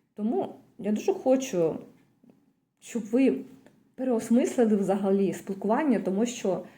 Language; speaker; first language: Ukrainian; native; Ukrainian